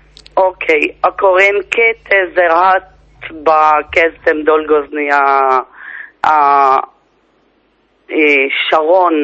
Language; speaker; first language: Hungarian; early bilingual, heritage; Hebrew